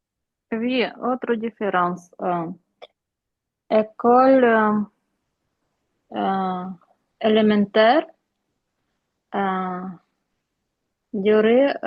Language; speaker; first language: French; non-native, learner; Ukrainian